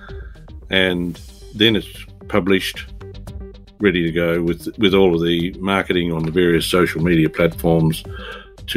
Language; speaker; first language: English; native; English